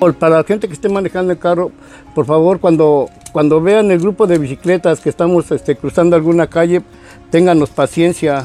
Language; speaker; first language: Spanish; native; Spanish